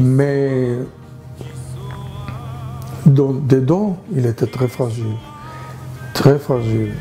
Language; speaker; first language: French; non-native, learner; Hebrew